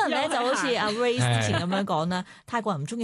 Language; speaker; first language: Cantonese; native; Cantonese